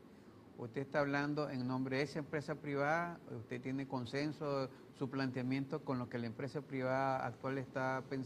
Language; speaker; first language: Spanish; native; Spanish